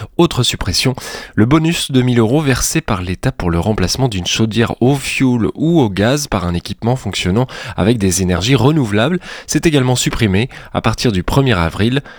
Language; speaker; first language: French; native; French